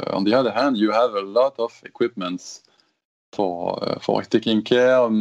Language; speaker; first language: English; non-native, fluent; French